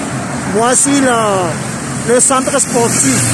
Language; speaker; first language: French; non-native, fluent; Spanish